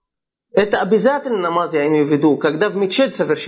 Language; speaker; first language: Russian; non-native, fluent; Arabic